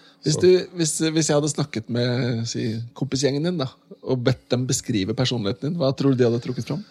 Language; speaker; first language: Norwegian; native; Norwegian